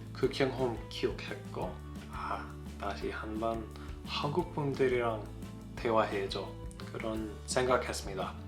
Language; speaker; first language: Korean; non-native, fluent; English